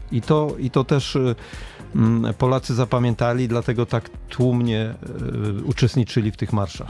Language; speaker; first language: Polish; native; Polish